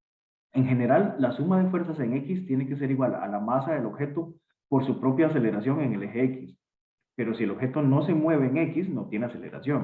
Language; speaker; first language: Spanish; native; Spanish